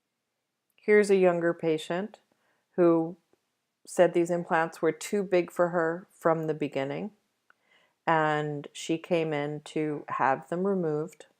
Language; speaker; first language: English; native; English